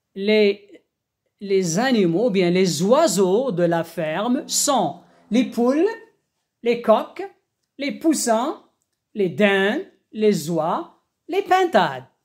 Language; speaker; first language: French; non-native, local second language; Arabic